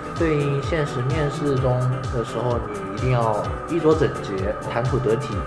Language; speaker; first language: Chinese; native; Chinese